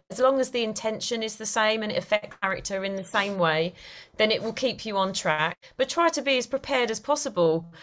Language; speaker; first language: English; native; English